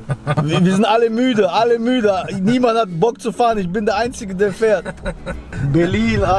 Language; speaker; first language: German; early bilingual, other home language; Russian